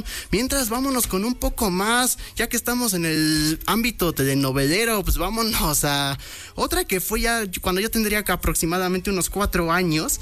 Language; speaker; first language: Spanish; native; Spanish